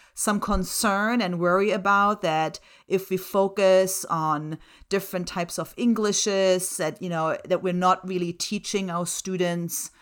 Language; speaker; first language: English; non-native, fluent; German